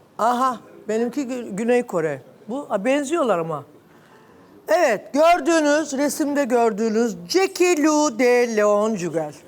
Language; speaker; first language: Turkish; native; Turkish